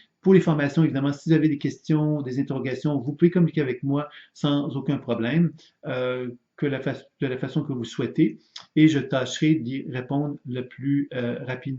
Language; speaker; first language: French; native; French